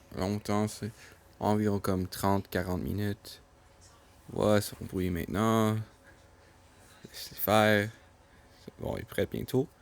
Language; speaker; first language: French; non-native, local second language; English